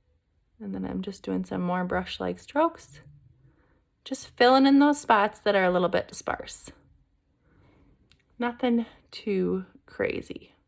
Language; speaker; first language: English; native; English